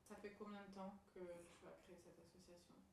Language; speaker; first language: French; native; French